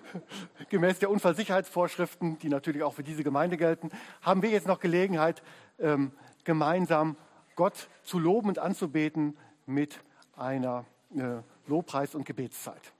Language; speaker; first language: German; native; German